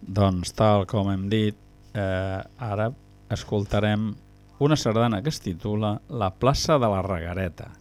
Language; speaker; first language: Catalan; native; Catalan